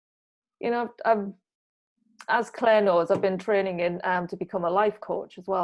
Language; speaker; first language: English; native; English